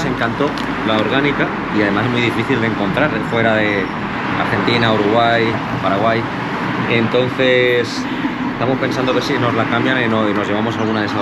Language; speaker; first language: Spanish; native; Spanish